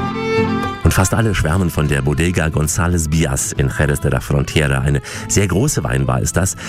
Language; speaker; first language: German; native; German